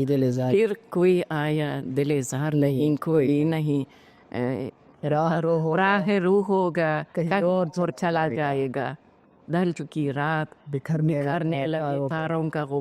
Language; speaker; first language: Hindi; non-native, fluent; Uzbek